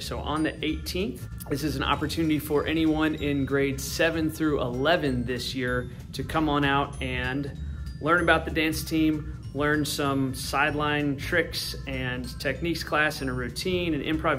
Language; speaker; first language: English; native; English